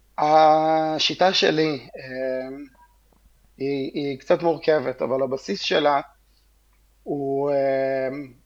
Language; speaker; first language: Hebrew; native; Hebrew